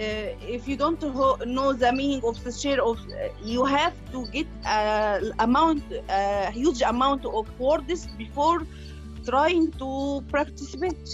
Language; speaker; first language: English; non-native, learner; Arabic